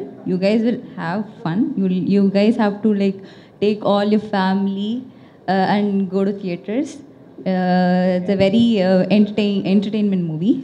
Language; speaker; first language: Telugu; non-native, learner; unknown